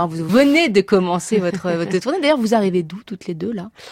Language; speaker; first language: French; native; French